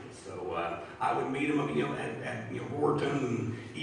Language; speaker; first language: English; native; English